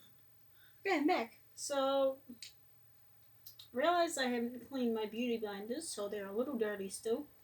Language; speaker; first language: English; native; English